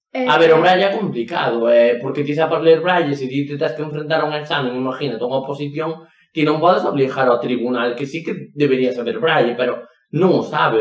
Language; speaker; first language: Galician; non-native, local second language; Spanish